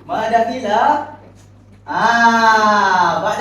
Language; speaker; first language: Arabic; non-native, learner; Malay